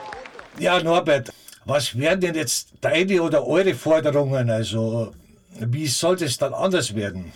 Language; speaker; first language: German; native; German